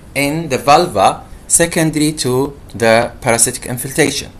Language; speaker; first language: English; non-native, fluent; Arabic